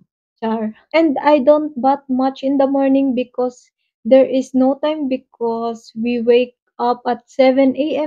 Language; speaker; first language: English; non-native, local second language; Waray